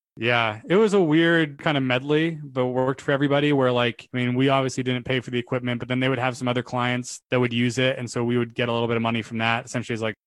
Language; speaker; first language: English; native; English